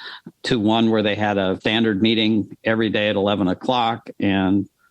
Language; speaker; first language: English; native; English